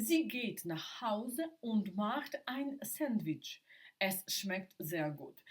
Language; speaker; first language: German; non-native, fluent; Ukrainian